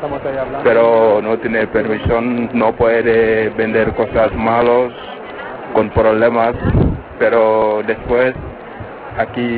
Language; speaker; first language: Spanish; non-native, learner; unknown